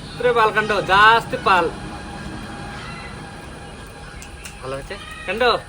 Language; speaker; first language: Malayalam; non-native, learner; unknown